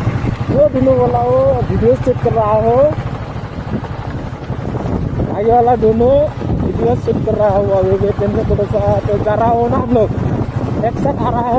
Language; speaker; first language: Hindi; non-native, local second language; Bodo